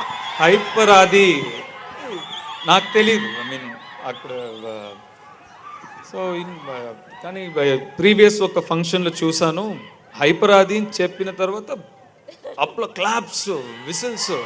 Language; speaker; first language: Telugu; non-native, learner; Tamil